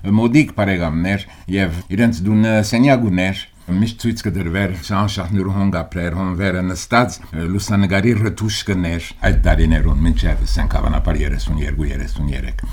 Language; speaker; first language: Armenian; early bilingual, heritage; Armenian